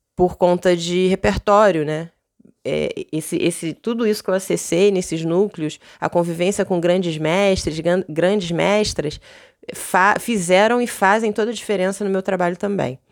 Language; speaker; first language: Portuguese; native; Portuguese